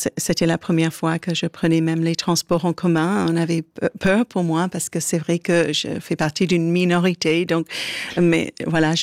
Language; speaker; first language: French; non-native, fluent; English